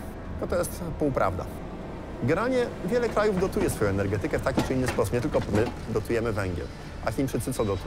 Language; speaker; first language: Polish; native; Polish